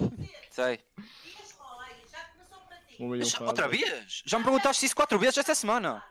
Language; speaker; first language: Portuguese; early bilingual, heritage; Portuguese